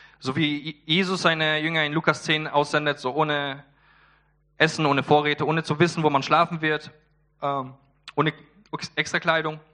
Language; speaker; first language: German; early bilingual, other home language; Polish